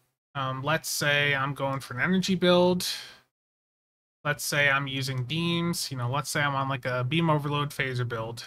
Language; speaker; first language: English; native; English